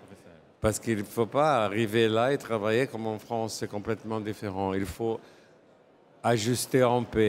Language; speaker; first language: French; non-native, fluent; Portuguese